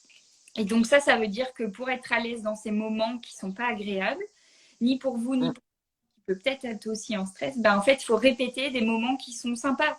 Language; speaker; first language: French; native; French